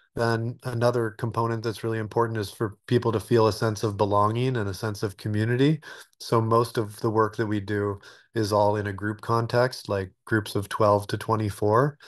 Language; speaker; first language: English; native; English